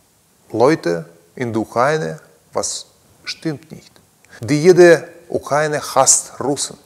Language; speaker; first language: German; non-native, learner; Russian